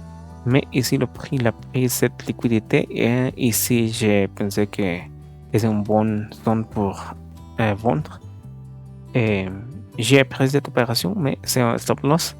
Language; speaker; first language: French; non-native, learner; Spanish